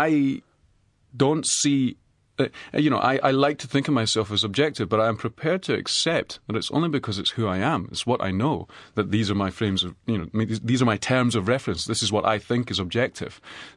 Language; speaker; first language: English; native; English